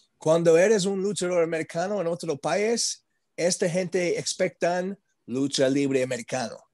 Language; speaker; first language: Spanish; non-native, learner; English